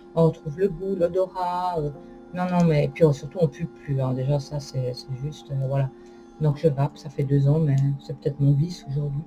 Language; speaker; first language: French; native; French